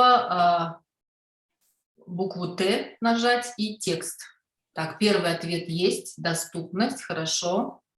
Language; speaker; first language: Russian; native; Russian